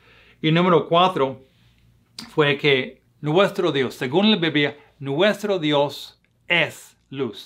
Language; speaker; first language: Spanish; non-native, fluent; English